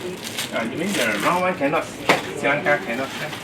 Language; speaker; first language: English; non-native, learner; Chinese